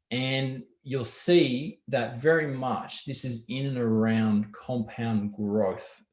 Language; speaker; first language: English; native; English